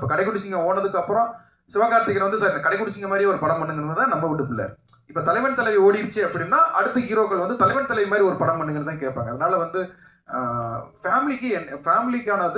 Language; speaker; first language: Tamil; native; Tamil